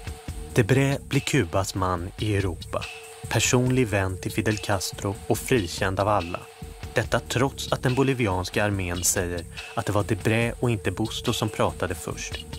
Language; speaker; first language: Swedish; native; Swedish